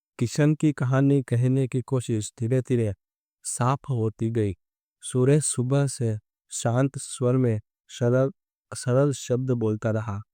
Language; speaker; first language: Hindi; non-native, local second language; Gujarati